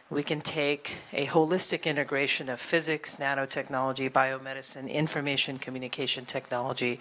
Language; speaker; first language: English; native; English